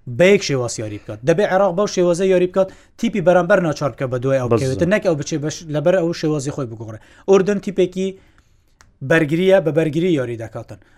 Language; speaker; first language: Central Kurdish; non-native, local second language; Kurdish